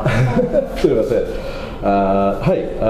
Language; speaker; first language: Japanese; non-native, fluent; English